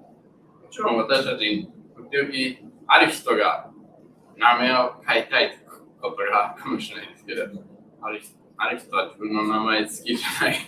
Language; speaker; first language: Japanese; non-native, learner; English